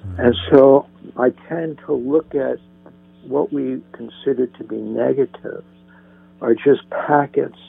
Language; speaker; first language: English; native; English